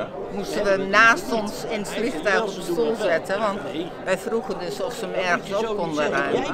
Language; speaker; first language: Dutch; native; Dutch